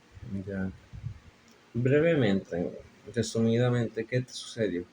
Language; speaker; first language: Spanish; native; Spanish